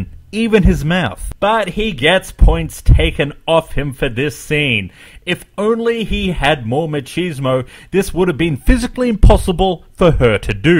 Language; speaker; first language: English; native; English